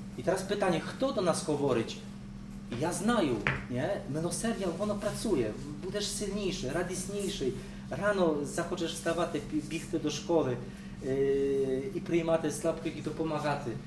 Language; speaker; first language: Ukrainian; non-native, fluent; Polish